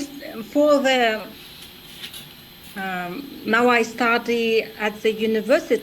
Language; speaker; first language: English; non-native, learner; Kazakh